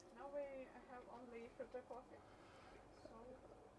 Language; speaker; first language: English; non-native, fluent; Ukrainian